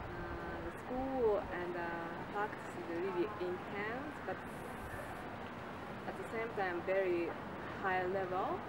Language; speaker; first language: English; non-native, learner; Japanese